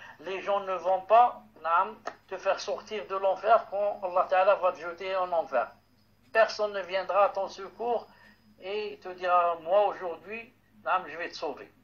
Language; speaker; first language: French; non-native, local second language; Arabic